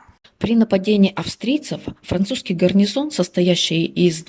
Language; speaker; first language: Russian; native; Russian